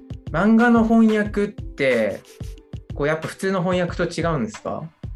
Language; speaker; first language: Japanese; native; Japanese